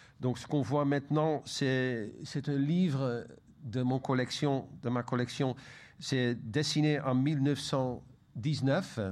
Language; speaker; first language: French; non-native, fluent; Dutch